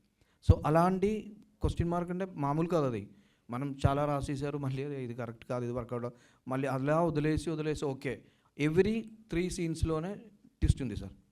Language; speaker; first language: Telugu; non-native, learner; Malayalam